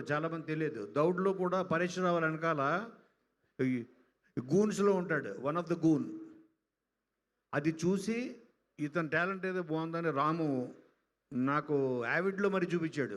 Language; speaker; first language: Telugu; native; Telugu